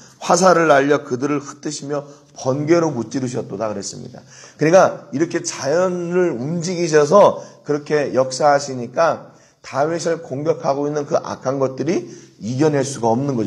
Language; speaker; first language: Korean; native; Korean